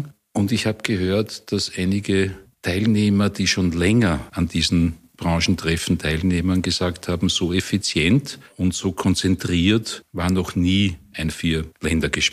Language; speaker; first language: German; native; German